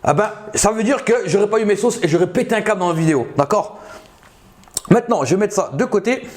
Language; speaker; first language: French; native; French